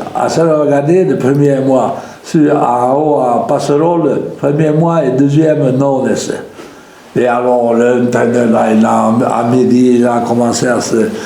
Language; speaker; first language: French; non-native, local second language; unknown